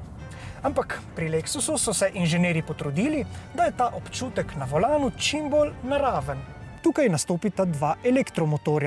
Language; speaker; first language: Slovenian; native; Slovenian